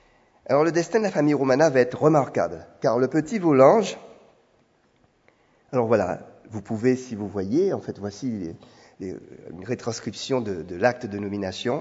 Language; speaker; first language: French; native; French